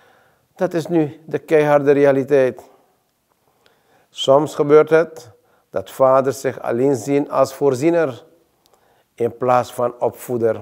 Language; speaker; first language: Dutch; native; Dutch